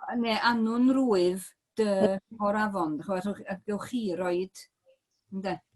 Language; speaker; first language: Welsh; native; Welsh